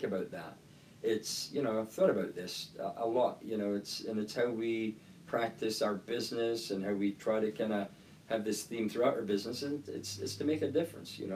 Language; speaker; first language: English; native; English